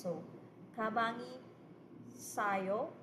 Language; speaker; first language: Korean; non-native, fluent; Cebuano